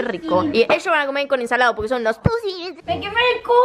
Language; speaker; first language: Spanish; native; Spanish